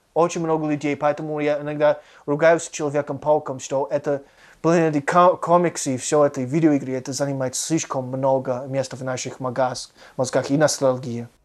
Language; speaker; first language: Russian; non-native, fluent; English